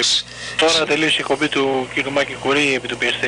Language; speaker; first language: Greek; native; Greek